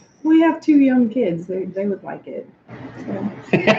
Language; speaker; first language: English; native; English